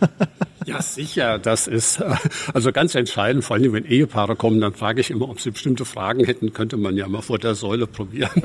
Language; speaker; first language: German; native; German